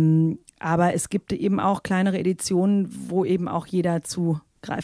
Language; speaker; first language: German; native; German